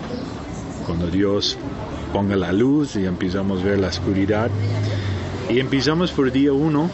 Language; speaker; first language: Spanish; non-native, fluent; Portuguese